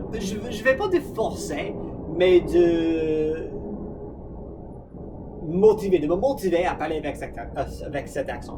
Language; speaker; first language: French; non-native, fluent; English